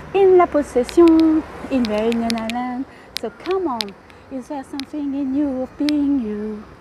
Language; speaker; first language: English; non-native, learner; French